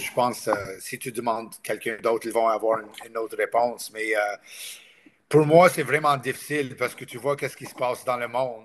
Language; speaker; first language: French; non-native, local second language; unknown